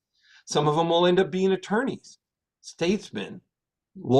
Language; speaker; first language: English; native; English